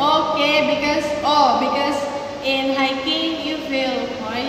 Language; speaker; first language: English; non-native, learner; Indonesian